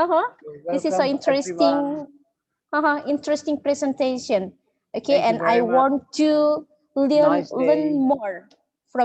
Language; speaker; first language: English; non-native, learner; Indonesian